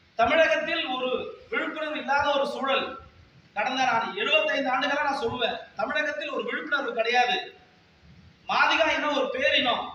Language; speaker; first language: Tamil; non-native, local second language; Telugu